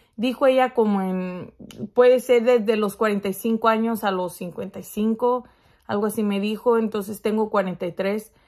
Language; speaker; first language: Spanish; early bilingual, heritage; Spanish